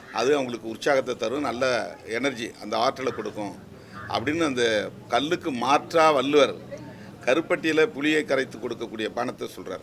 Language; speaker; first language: Tamil; native; Tamil